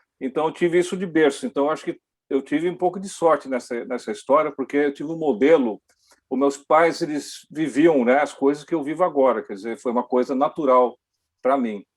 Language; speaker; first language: Portuguese; early bilingual, other home language; Dutch